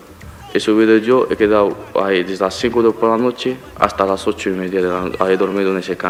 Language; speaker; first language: Spanish; non-native, fluent; Arabic